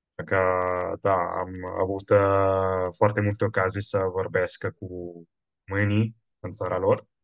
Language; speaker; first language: Romanian; non-native, fluent; Italian